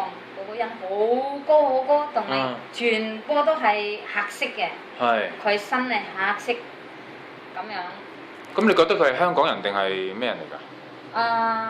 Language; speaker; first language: Chinese; non-native, learner; Indonesian